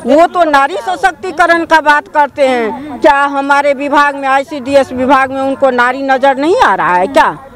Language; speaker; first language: Hindi; native; Hindi